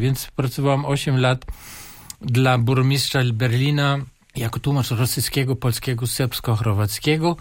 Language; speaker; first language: Polish; non-native, fluent; German